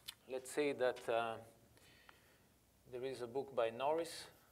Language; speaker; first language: English; non-native, fluent; Portuguese